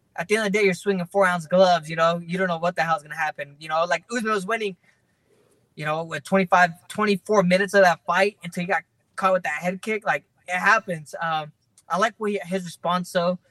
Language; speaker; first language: English; native; English